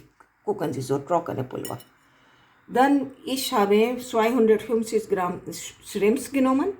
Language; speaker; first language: German; non-native, learner; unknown